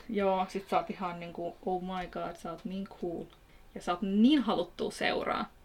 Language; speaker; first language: Finnish; early bilingual, other home language; Kurdish